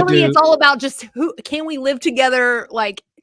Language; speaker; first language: English; native; English